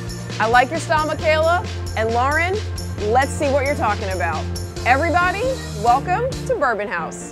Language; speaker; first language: English; native; English